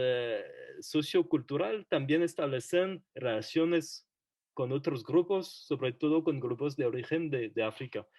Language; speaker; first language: Spanish; non-native, fluent; French